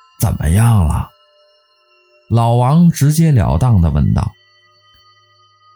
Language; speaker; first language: Chinese; native; Chinese